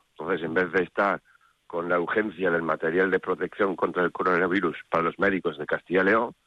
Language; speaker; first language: Spanish; non-native, fluent; English